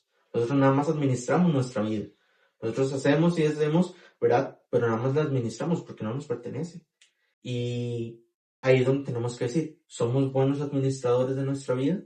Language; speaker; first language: Spanish; native; Spanish